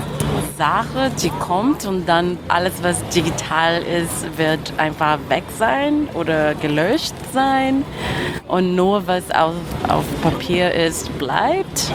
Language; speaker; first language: German; non-native, fluent; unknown